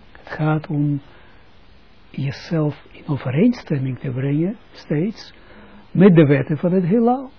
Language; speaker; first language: Dutch; non-native, fluent; Russian